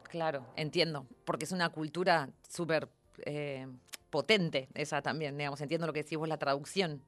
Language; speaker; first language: Spanish; native; Spanish